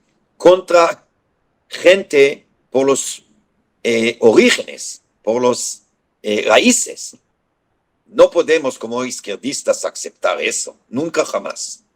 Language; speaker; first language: Spanish; non-native, fluent; Hebrew